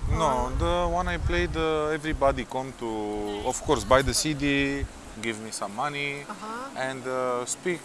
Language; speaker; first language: English; non-native, learner; Romanian